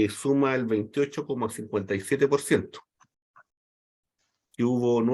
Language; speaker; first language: Spanish; native; Spanish